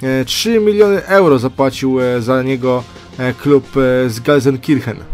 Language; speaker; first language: Polish; native; Polish